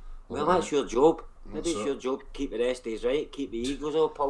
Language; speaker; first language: English; native; English